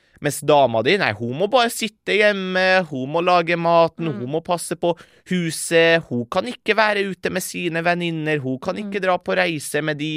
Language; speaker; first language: Norwegian; early bilingual, other home language; Persian